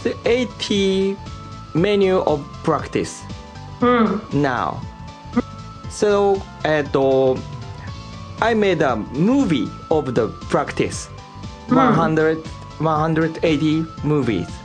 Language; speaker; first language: English; non-native, learner; Japanese